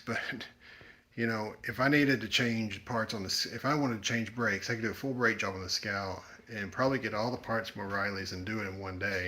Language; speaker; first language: English; native; English